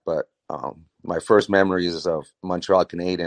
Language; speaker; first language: English; non-native, fluent; French